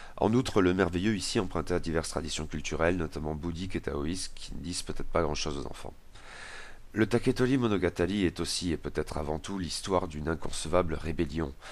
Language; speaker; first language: French; native; French